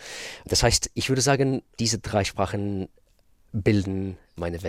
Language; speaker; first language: German; non-native, fluent; Russian